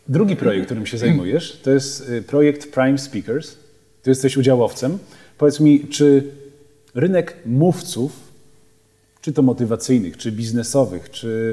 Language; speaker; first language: Polish; native; Polish